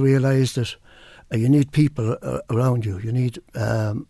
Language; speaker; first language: English; native; English